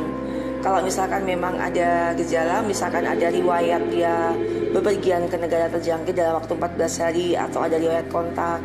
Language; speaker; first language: Indonesian; native; Indonesian